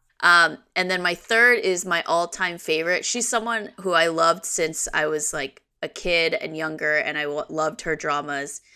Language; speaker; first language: English; early bilingual, other home language; Korean